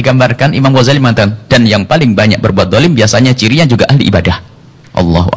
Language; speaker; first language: Indonesian; native; Indonesian